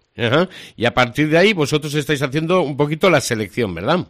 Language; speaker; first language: Spanish; native; Spanish